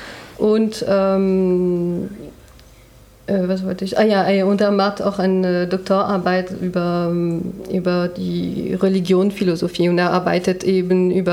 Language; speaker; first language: German; non-native, fluent; French